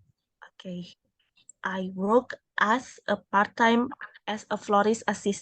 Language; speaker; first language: English; non-native, learner; Indonesian